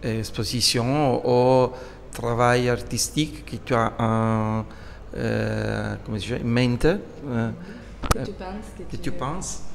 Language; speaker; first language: French; non-native, learner; Italian